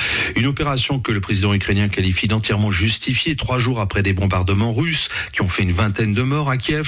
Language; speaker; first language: French; native; French